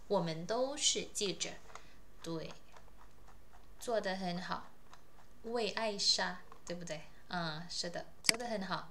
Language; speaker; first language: Chinese; non-native, fluent; Indonesian